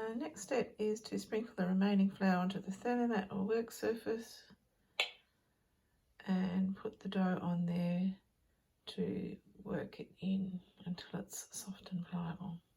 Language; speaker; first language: English; native; English